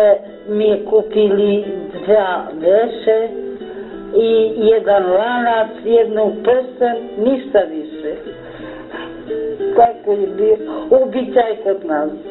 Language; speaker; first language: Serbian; non-native, local second language; Romany